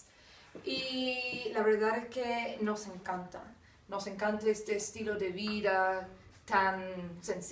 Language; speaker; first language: Spanish; non-native, fluent; English